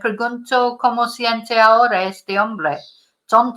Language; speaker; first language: Spanish; non-native, fluent; English